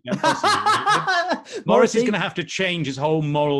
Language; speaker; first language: English; native; English